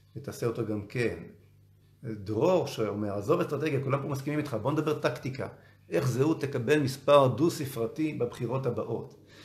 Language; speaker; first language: Hebrew; native; Hebrew